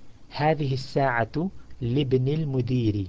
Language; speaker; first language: Arabic; non-native, fluent; English